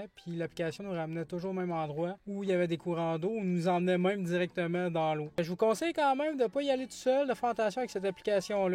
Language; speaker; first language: French; native; French